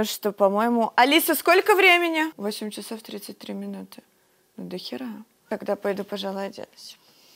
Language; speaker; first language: Russian; native; Russian